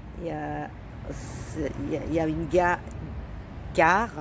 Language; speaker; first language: French; non-native, fluent; Korean